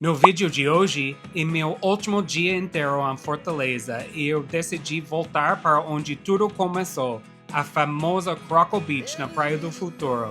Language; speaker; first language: Portuguese; non-native, fluent; English